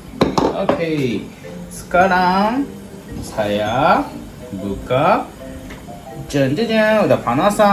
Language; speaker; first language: Indonesian; non-native, learner; Japanese